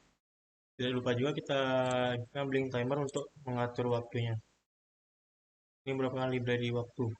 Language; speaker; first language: Indonesian; native; Indonesian